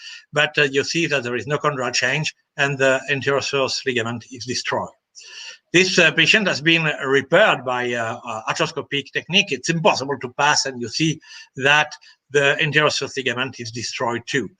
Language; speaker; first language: English; non-native, fluent; French